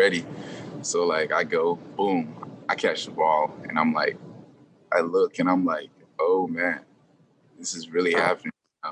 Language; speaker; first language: English; native; English